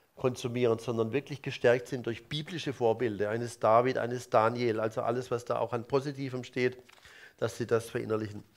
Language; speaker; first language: German; native; German